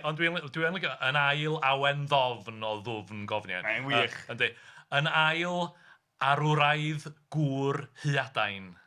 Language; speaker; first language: Welsh; native; Welsh